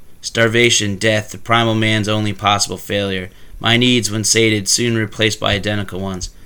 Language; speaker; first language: English; native; English